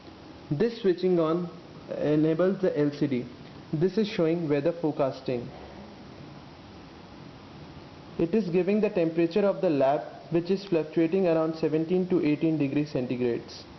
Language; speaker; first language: English; non-native, local second language; Bangla